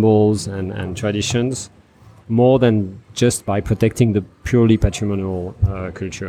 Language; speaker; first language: English; non-native, fluent; French